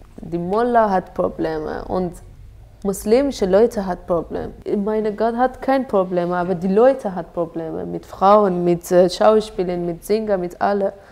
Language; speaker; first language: German; non-native, learner; Persian